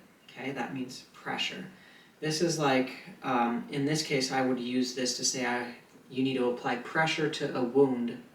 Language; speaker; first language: English; native; English